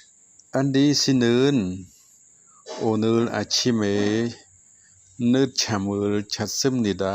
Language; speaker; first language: Korean; non-native, fluent; Khmer